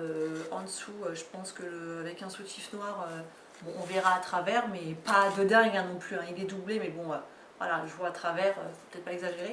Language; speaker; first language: French; native; French